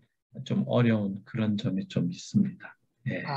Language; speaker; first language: Korean; native; Korean